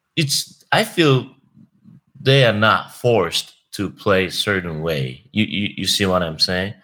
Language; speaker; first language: English; non-native, fluent; Japanese